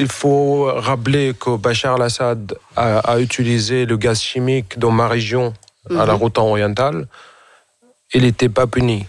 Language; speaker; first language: French; non-native, fluent; Arabic